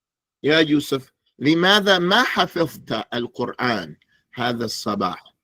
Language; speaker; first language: Arabic; non-native, fluent; English